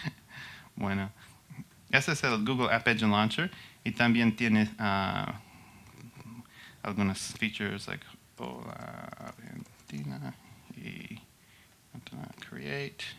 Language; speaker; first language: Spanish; non-native, learner; English